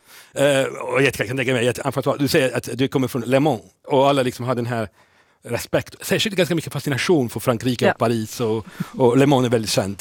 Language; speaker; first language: Swedish; non-native, fluent; Italian